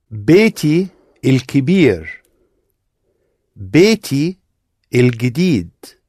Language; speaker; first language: Arabic; non-native, learner; English